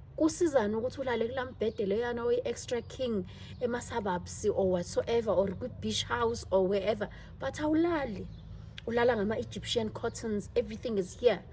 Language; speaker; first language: Zulu; native; Zulu